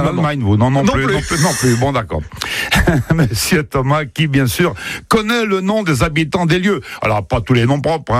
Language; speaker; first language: French; native; French